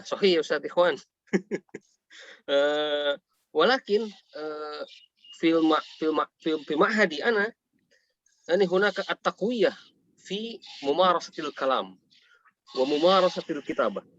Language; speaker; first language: Arabic; non-native, fluent; Indonesian